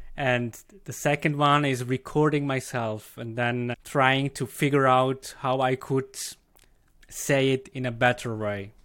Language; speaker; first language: English; non-native, fluent; Swiss German